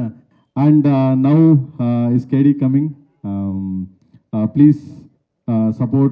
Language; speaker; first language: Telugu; non-native, learner; Kannada